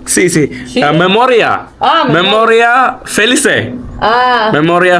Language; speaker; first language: Spanish; non-native, learner; Malayalam